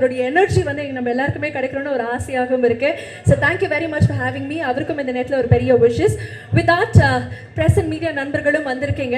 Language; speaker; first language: Tamil; native; Tamil